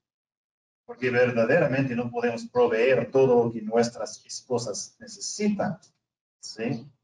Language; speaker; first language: Spanish; non-native, fluent; English